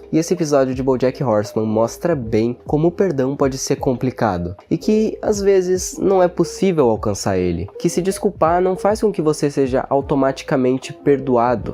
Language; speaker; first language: Portuguese; native; Portuguese